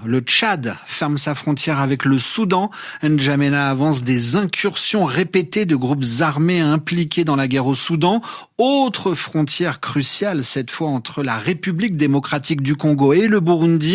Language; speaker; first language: French; native; French